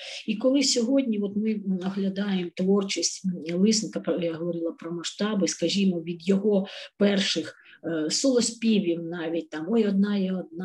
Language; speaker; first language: Ukrainian; native; Ukrainian